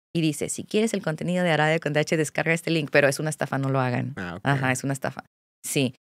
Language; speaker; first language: Spanish; non-native, fluent; English